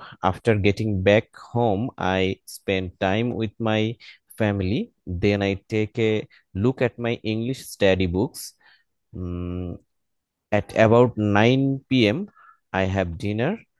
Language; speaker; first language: English; non-native, learner; Bangla